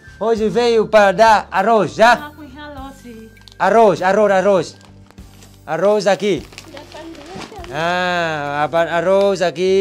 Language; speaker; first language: Portuguese; non-native, learner; Vietnamese